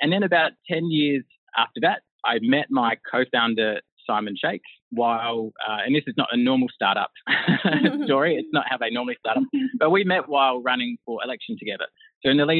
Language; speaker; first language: English; native; English